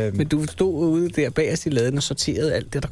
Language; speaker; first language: Danish; native; Danish